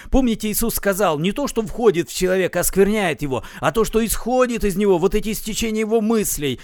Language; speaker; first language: Russian; native; Russian